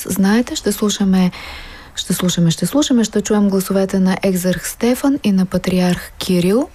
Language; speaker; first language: Bulgarian; native; Bulgarian